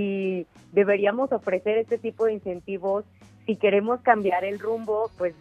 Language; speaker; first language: Spanish; native; Spanish